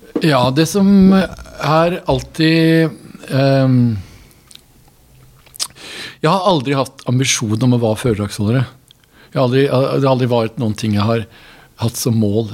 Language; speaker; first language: Swedish; native; Swedish